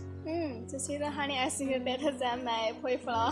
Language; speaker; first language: English; non-native, learner; Somali